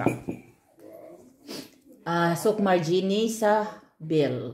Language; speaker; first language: Dutch; non-native, learner; Filipino